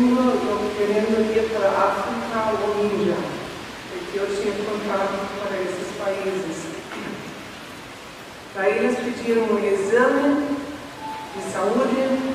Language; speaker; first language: Portuguese; non-native, fluent; German